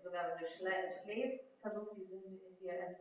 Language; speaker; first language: German; non-native, fluent; Russian